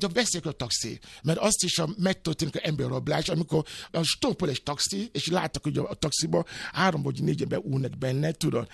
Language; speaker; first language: Hungarian; non-native, learner; Yoruba